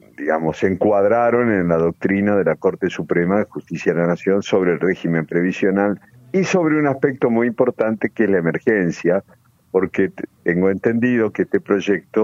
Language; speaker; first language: Spanish; native; Spanish